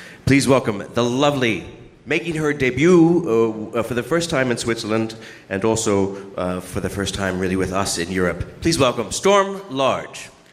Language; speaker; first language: English; native; English